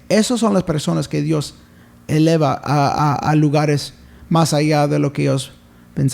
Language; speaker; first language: Spanish; early bilingual, heritage; English